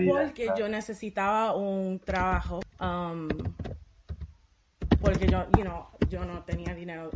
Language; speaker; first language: Spanish; early bilingual, heritage; Spanish